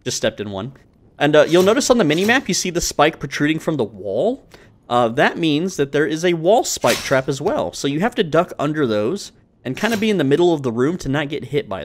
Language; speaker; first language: English; native; English